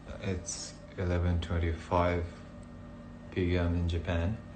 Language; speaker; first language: English; non-native, learner; Japanese